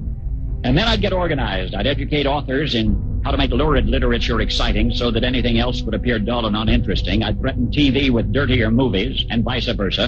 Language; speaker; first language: English; native; English